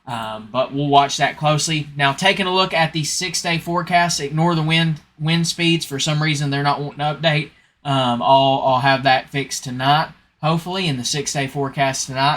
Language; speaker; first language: English; native; English